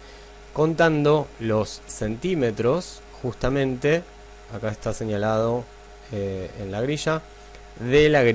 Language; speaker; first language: Spanish; native; Spanish